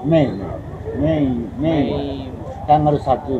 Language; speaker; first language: Japanese; native; Japanese